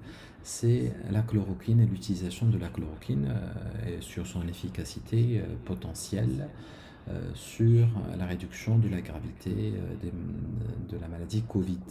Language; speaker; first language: French; non-native, local second language; Arabic